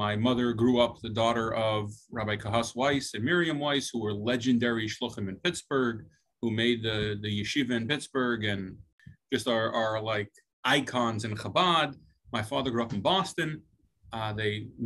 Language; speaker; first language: English; native; English